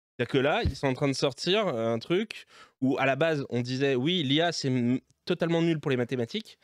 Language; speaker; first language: French; native; French